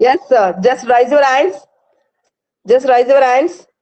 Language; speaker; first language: English; non-native, local second language; Kannada